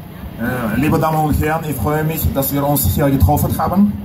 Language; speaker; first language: German; non-native, fluent; Russian